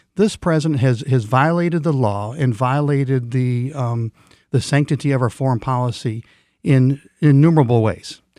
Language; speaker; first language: English; non-native, fluent; Swedish